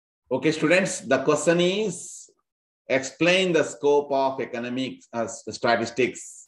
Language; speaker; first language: English; non-native, local second language; Telugu